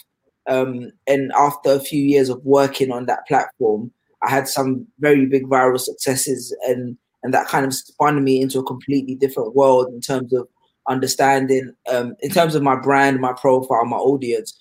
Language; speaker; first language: English; native; English